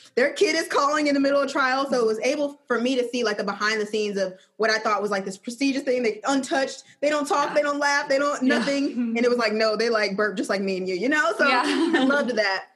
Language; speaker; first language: English; native; English